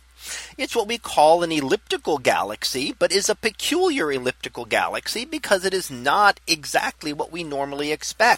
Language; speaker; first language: English; native; English